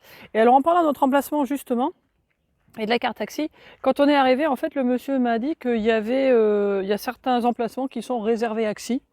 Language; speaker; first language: French; native; French